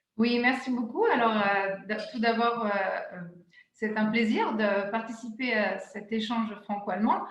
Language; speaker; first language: French; non-native, fluent; German